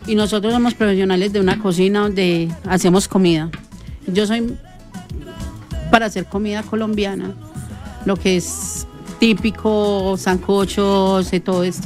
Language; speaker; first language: Spanish; native; Spanish